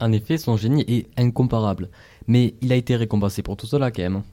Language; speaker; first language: French; native; French